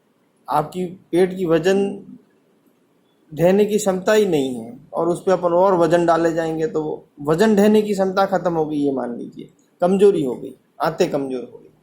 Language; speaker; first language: Hindi; native; Hindi